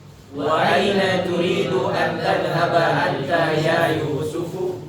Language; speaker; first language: Arabic; non-native, learner; Indonesian